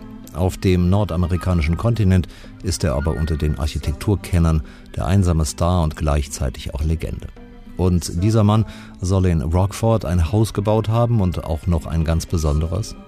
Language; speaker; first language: German; native; German